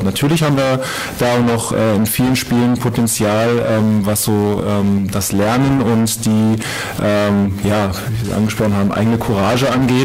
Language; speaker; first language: German; native; German